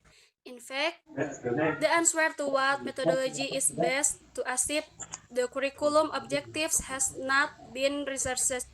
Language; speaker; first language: English; non-native, learner; Indonesian